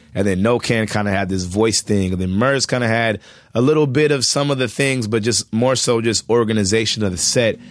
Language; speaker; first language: English; native; English